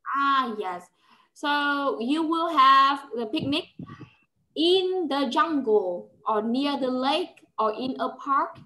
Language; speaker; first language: English; non-native, fluent; Vietnamese